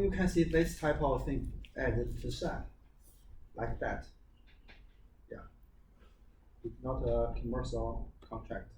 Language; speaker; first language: English; non-native, learner; Chinese